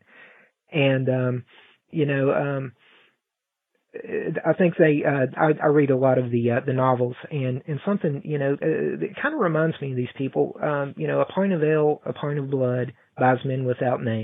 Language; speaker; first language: English; native; English